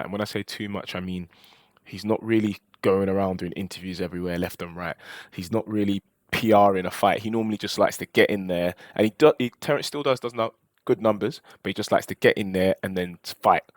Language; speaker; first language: English; native; English